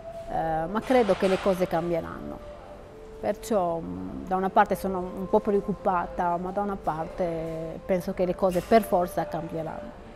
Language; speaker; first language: Italian; non-native, fluent; Arabic